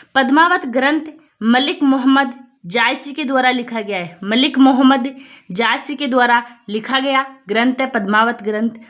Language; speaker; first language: Hindi; native; Hindi